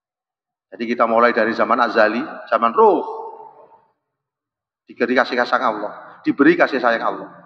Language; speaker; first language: Indonesian; non-native, local second language; Javanese